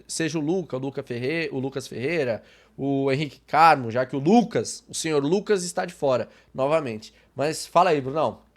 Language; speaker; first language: Portuguese; native; Portuguese